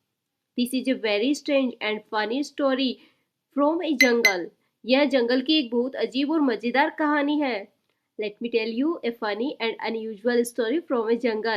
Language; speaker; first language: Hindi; native; Hindi